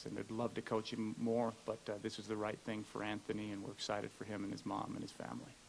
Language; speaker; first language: English; native; English